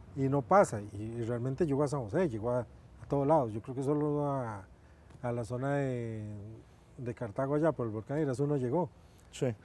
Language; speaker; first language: Spanish; native; Spanish